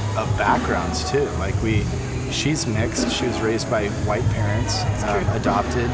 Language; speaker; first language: English; native; English